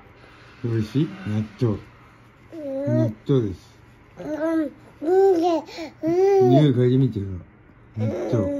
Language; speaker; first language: Japanese; native; Japanese